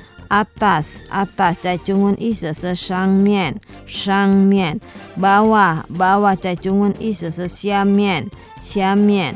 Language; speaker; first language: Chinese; non-native, learner; Indonesian